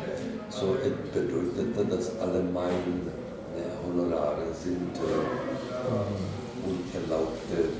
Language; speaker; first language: German; non-native, learner; Czech